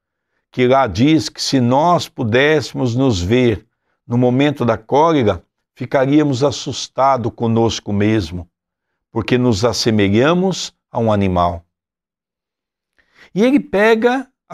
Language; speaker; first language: Portuguese; native; Portuguese